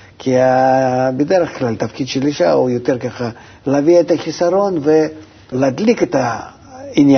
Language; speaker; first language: Hebrew; non-native, fluent; Russian